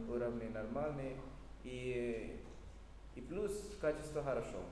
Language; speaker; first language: Russian; non-native, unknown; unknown